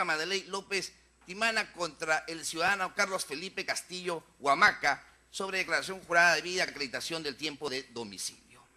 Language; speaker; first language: Spanish; native; Spanish